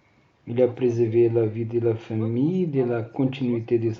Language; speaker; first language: French; non-native, learner; Portuguese